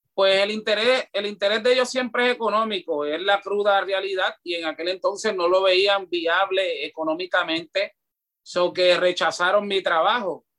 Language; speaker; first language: Spanish; native; Spanish